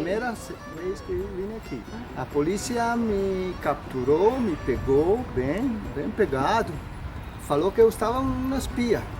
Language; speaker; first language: Portuguese; non-native, learner; Italian